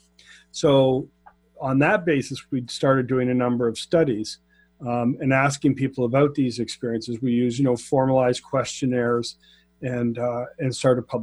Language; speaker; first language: English; native; English